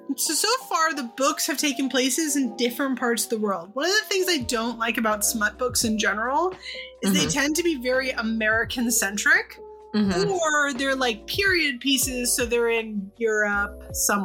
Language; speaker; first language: English; native; English